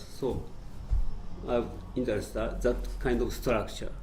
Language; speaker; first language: English; non-native, fluent; Japanese